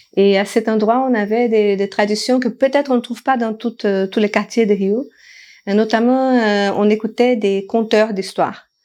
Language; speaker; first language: French; non-native, fluent; Portuguese